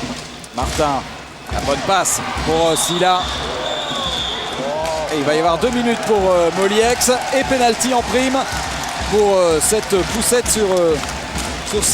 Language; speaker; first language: French; native; French